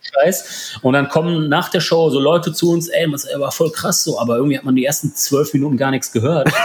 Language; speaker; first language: German; early bilingual, other home language; Polish